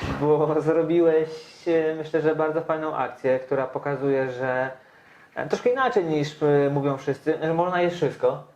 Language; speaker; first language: Polish; native; Polish